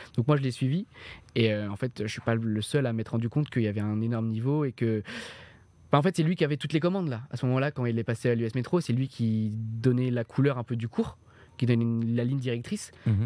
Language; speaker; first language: French; native; French